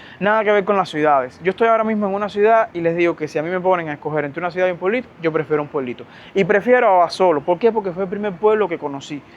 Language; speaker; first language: Spanish; native; Spanish